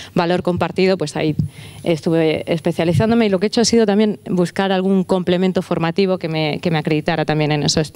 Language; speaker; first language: Spanish; native; Spanish